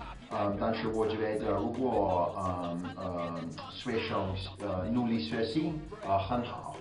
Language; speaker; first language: Chinese; non-native, learner; English